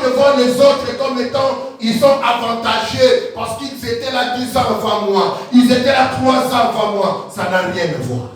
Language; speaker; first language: French; non-native, local second language; Lingala